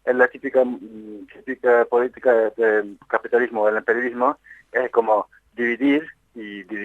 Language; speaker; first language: Spanish; non-native, fluent; Kurdish